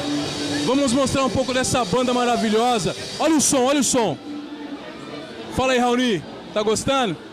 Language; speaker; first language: Portuguese; native; Portuguese